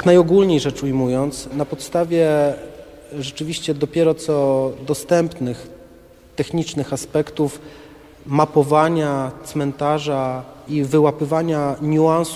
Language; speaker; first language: Polish; native; Polish